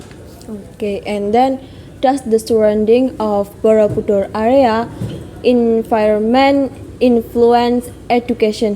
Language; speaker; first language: English; non-native, learner; Indonesian